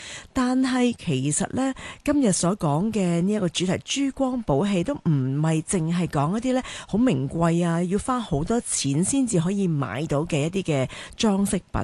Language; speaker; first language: Cantonese; native; Cantonese